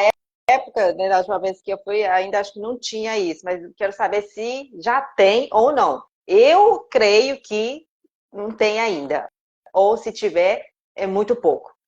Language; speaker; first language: Portuguese; non-native, fluent; Japanese